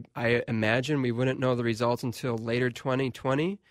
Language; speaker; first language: English; native; English